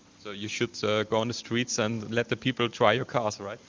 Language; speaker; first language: English; non-native, fluent; German